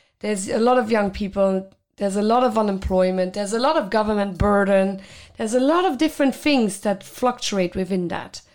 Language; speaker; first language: English; non-native, fluent; Luxembourgish